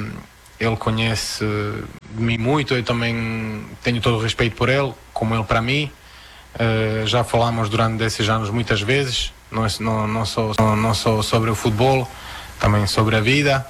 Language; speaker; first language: Portuguese; non-native, fluent; Croatian